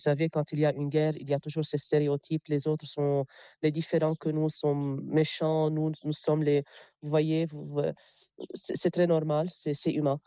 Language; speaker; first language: French; non-native, local second language; Arabic